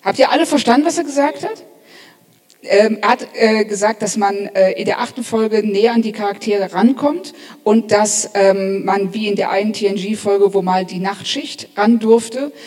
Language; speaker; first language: German; native; German